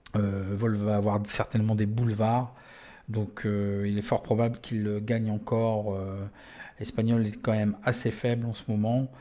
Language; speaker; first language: French; native; French